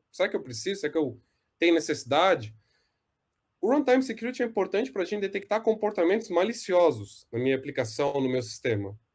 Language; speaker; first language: Portuguese; native; Portuguese